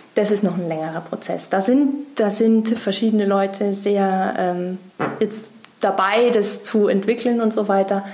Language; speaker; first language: German; native; German